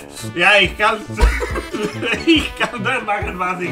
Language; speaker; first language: German; non-native, learner; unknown